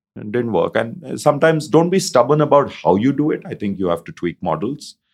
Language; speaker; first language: English; non-native, local second language; Hindi